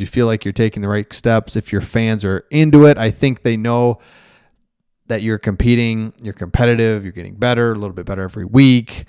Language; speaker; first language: English; native; English